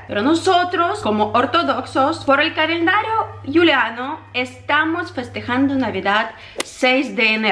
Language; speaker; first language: Spanish; non-native, fluent; Ukrainian